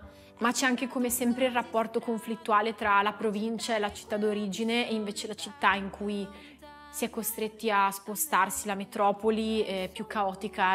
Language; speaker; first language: Italian; native; Italian